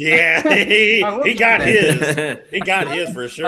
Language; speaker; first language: English; native; English